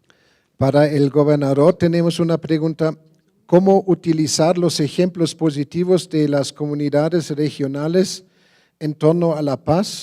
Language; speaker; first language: Spanish; non-native, fluent; German